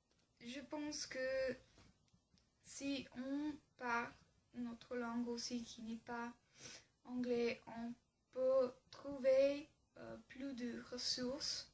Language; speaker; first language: French; non-native, learner; English